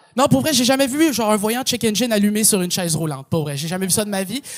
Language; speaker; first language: French; native; French